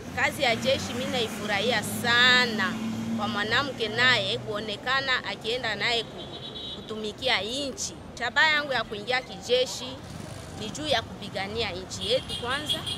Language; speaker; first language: Swahili; native; Swahili